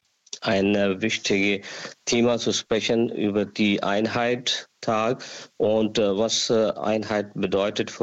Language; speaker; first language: German; non-native, learner; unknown